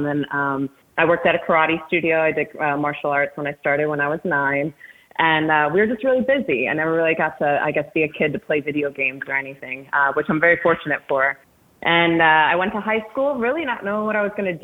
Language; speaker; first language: English; native; English